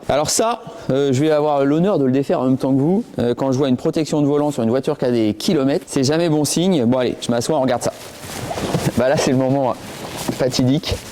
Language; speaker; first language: French; native; French